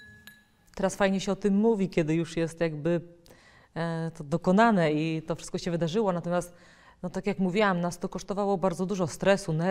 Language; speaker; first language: Polish; native; Polish